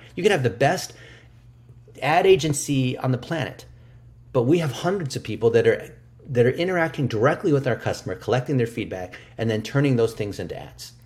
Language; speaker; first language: English; early bilingual, other home language; Chinese